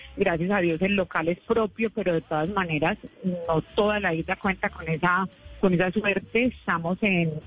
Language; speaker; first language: Spanish; native; Spanish